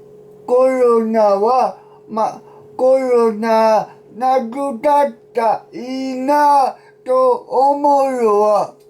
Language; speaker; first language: Japanese; non-native, learner; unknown